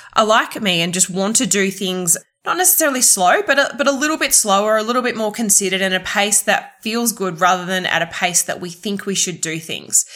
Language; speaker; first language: English; native; English